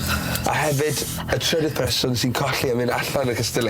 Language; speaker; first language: Welsh; native; Welsh